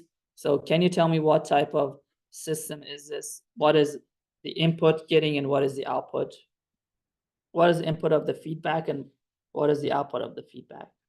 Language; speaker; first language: English; non-native, fluent; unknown